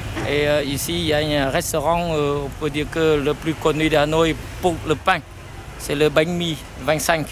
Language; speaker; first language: French; non-native, fluent; Vietnamese